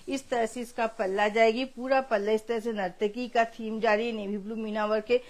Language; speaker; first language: Hindi; non-native, local second language; Bangla